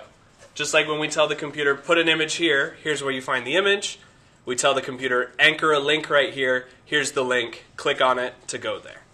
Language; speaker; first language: English; native; English